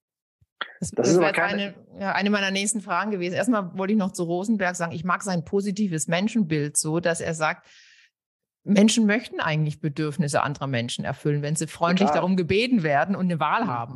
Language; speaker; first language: German; native; German